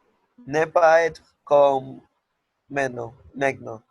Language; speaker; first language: French; non-native, learner; Spanish